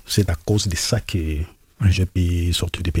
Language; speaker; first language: French; non-native, local second language; Lingala